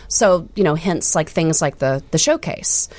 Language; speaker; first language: English; native; English